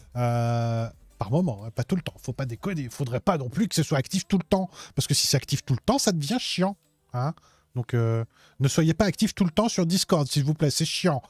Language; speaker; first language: French; native; French